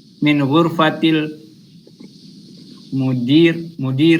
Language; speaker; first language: Arabic; non-native, learner; Indonesian